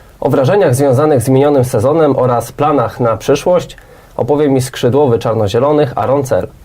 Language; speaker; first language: Polish; native; Polish